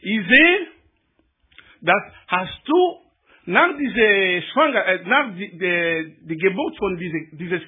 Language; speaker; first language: German; non-native, learner; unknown